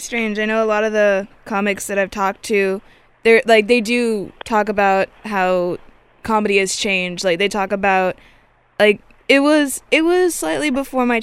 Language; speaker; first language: English; native; English